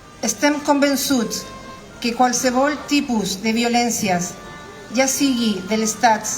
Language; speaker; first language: Catalan; non-native, fluent; Spanish